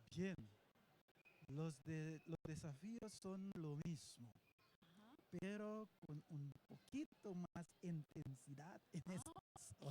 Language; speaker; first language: Spanish; non-native, learner; Papiamento